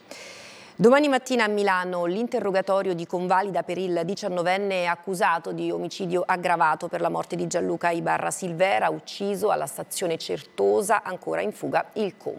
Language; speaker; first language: Italian; native; Italian